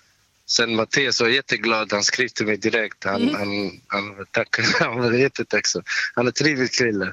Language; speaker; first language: Swedish; non-native, learner; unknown